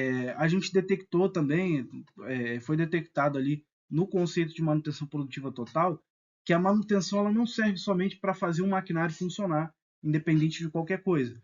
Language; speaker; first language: Portuguese; native; Portuguese